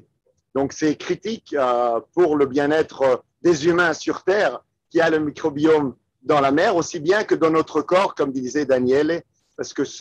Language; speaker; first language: French; non-native, fluent; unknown